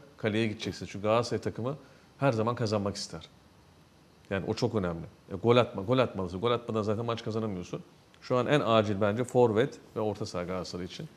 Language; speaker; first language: Turkish; native; Turkish